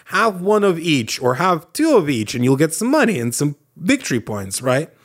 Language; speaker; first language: English; non-native, fluent; Lithuanian